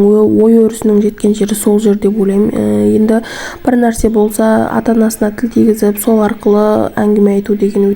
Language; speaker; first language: Kazakh; native; Kazakh